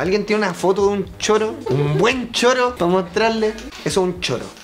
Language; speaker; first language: Spanish; native; Spanish